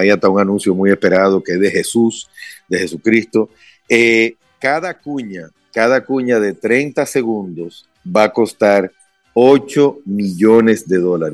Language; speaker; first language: Spanish; native; Spanish